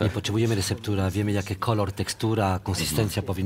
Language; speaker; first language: Polish; non-native, fluent; French